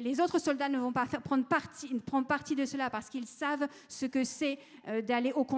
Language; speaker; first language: French; native; French